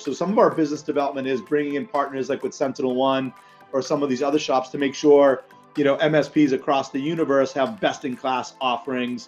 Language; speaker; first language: English; native; English